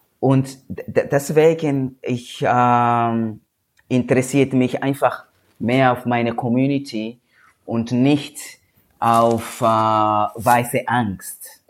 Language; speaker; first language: German; non-native, learner; Swahili